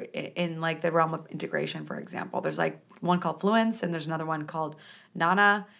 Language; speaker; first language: English; native; English